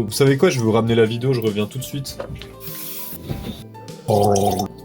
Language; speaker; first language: French; native; French